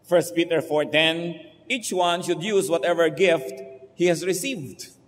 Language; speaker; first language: English; non-native, local second language; Filipino